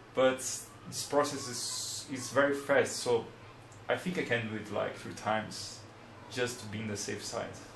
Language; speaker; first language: English; non-native, fluent; Portuguese